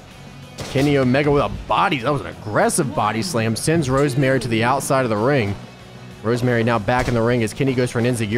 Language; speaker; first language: English; native; English